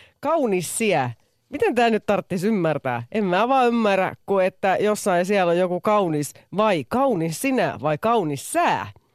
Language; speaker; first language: Finnish; native; Finnish